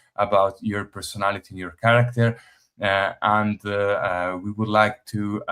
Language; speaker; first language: English; non-native, fluent; Italian